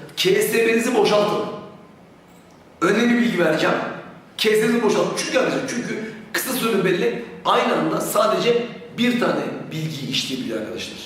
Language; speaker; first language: Turkish; native; Turkish